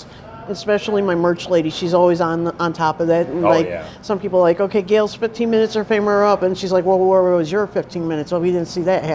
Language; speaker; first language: English; native; English